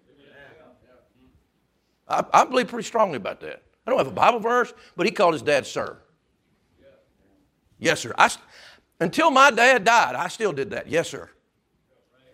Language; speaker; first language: English; native; English